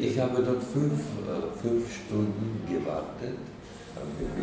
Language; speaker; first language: German; non-native, learner; Czech